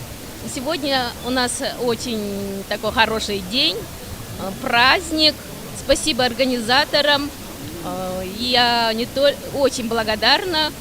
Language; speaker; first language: Russian; non-native, local second language; Kyrgyz